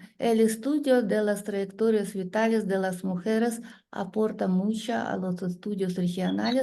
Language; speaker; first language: Spanish; non-native, learner; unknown